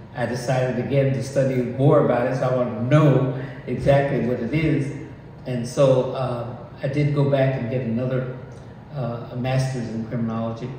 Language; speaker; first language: English; native; English